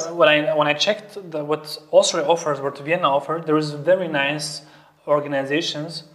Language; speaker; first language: English; non-native, fluent; Arabic